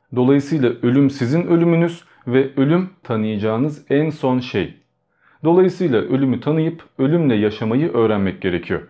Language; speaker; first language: Turkish; early bilingual, other home language; Albanian